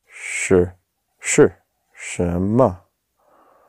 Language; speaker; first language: Chinese; non-native, learner; English